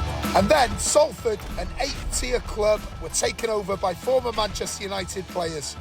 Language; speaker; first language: English; native; English